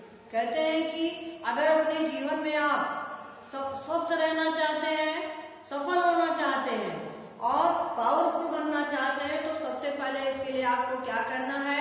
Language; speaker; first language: Hindi; native; Hindi